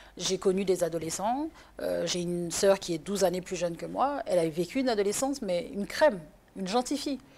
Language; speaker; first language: French; native; French